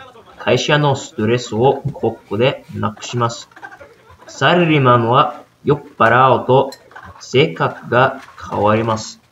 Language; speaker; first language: Japanese; non-native, learner; English